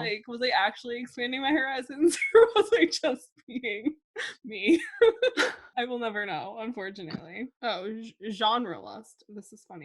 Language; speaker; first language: English; native; English